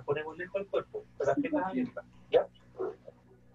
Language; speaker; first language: Spanish; native; Spanish